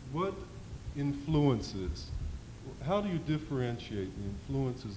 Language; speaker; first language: English; native; English